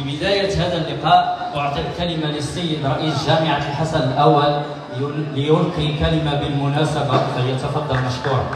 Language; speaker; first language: Arabic; native; Arabic